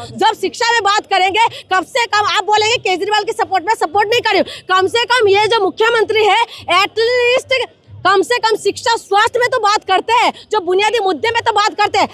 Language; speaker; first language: Hindi; non-native, local second language; Manipuri